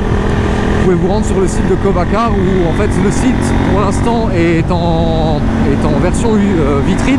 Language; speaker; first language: French; native; French